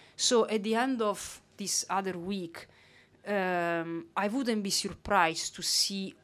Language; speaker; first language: English; non-native, fluent; Italian